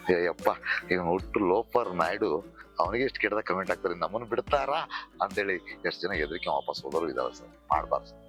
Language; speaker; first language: Kannada; non-native, local second language; Telugu